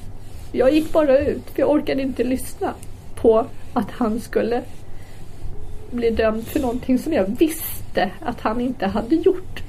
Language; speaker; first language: Swedish; early bilingual, other home language; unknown